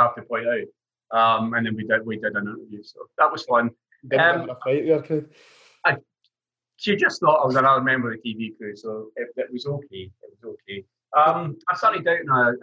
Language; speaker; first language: English; native; English